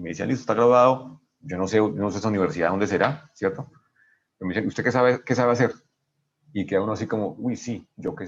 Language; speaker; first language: Spanish; native; Spanish